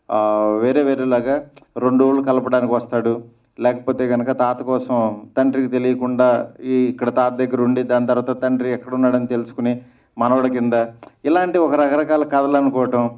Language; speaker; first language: Telugu; native; Telugu